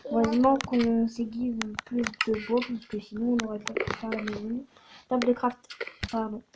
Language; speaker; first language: French; native; French